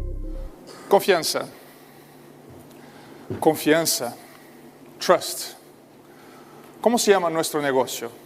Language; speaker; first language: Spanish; non-native, fluent; Portuguese